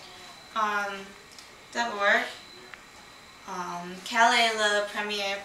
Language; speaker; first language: French; non-native, learner; English